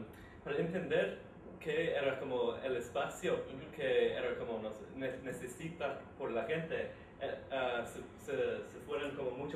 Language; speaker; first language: Spanish; non-native, learner; English